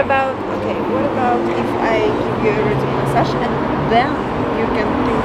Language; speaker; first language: English; non-native, learner; Russian